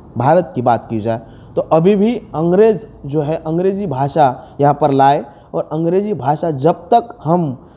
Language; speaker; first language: Hindi; non-native, local second language; Marathi